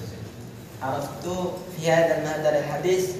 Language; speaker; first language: Arabic; non-native, learner; Indonesian